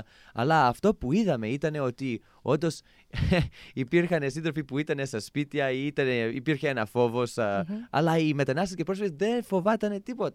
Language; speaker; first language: Greek; non-native, fluent; English